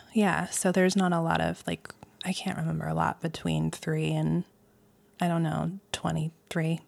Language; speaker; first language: English; native; English